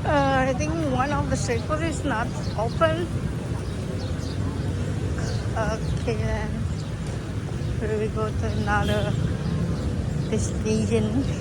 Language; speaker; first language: English; non-native, learner; Indonesian